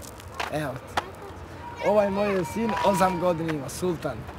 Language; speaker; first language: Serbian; non-native, local second language; Romany